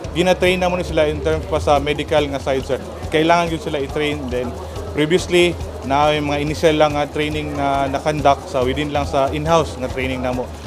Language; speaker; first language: Cebuano; native; Cebuano